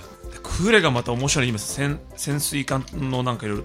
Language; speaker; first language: Japanese; native; Japanese